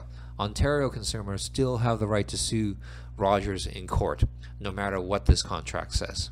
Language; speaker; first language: English; native; English